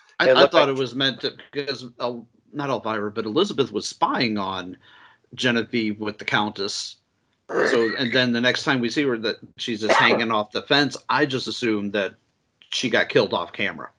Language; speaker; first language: English; native; English